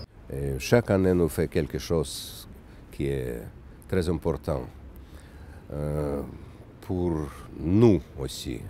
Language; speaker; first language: French; non-native, learner; Russian